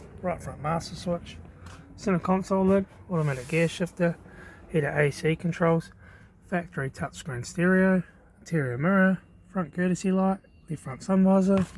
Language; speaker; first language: English; native; English